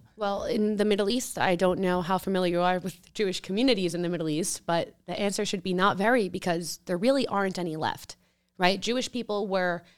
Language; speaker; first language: English; early bilingual, other home language; Spanish